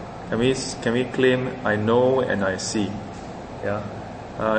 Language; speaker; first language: English; non-native, local second language; Chinese